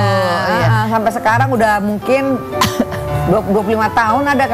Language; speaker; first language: Indonesian; native; Indonesian